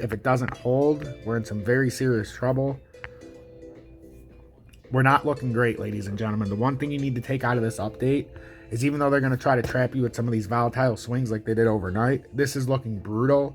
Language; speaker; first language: English; native; English